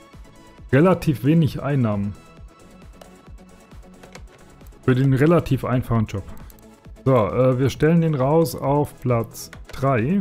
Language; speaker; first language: German; native; German